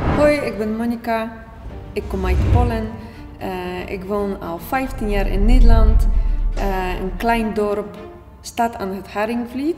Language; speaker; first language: Dutch; non-native, fluent; Polish